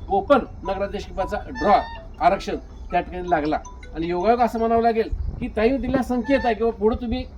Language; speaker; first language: Marathi; native; Marathi